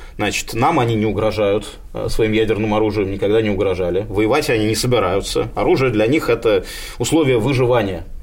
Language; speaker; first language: Russian; native; Russian